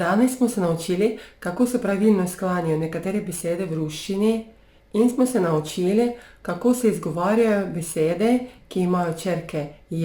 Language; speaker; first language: Slovenian; non-native, fluent; Russian